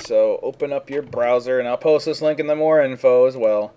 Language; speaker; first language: English; native; English